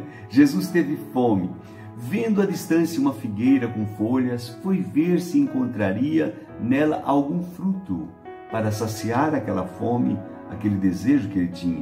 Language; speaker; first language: Portuguese; native; Portuguese